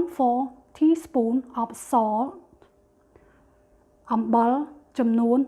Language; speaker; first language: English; non-native, fluent; Khmer